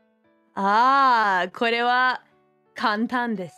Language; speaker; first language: Japanese; non-native, learner; English